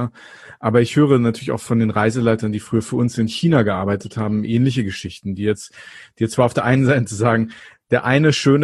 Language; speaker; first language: German; native; German